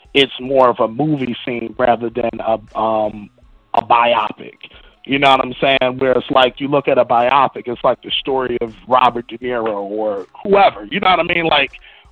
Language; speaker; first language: English; native; English